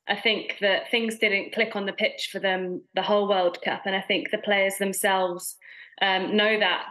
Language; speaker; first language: English; native; English